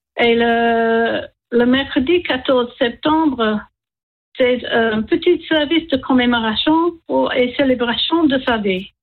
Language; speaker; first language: French; non-native, learner; English